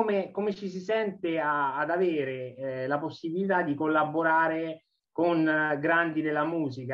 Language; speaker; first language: Italian; native; Italian